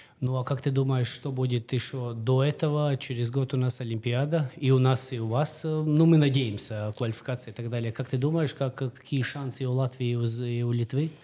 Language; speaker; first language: Russian; non-native, local second language; Latvian